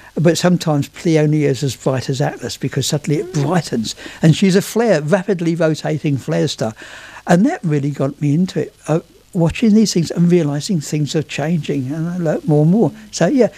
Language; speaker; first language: English; native; English